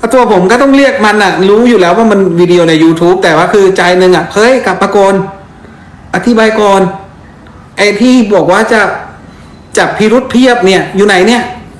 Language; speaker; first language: Thai; non-native, fluent; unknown